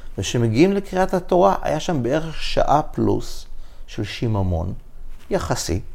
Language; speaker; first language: Hebrew; native; Hebrew